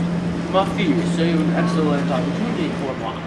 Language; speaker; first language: French; non-native, learner; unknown